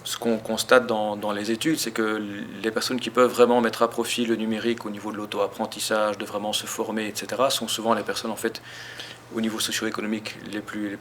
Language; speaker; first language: French; native; French